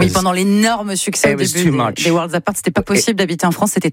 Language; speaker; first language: French; native; French